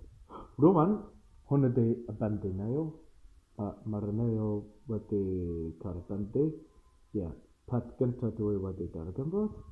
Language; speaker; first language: Welsh; non-native, learner; English